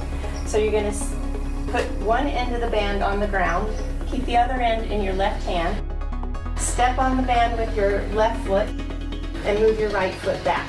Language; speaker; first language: English; native; English